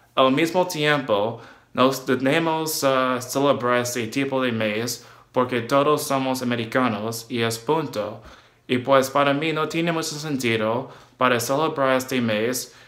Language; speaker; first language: Spanish; non-native, learner; English